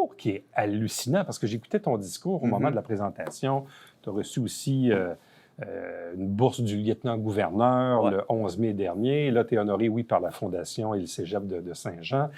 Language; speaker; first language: French; native; French